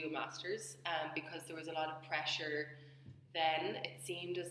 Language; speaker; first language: English; native; English